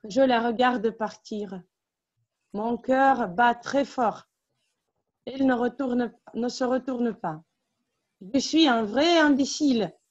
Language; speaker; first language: French; non-native, fluent; Russian